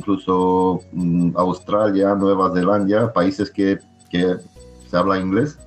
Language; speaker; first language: Spanish; non-native, fluent; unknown